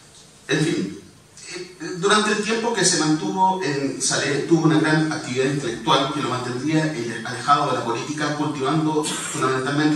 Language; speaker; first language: Spanish; native; Spanish